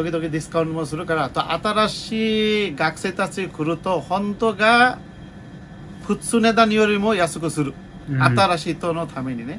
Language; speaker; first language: Japanese; non-native, learner; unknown